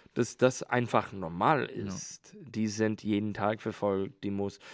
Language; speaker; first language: German; non-native, learner; English